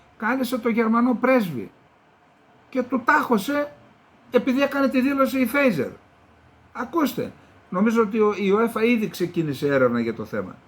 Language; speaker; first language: Greek; native; Greek